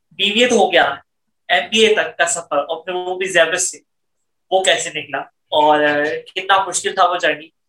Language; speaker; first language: Urdu; native; Urdu